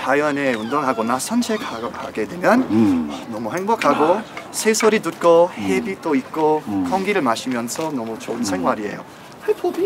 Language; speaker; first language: Korean; non-native, learner; English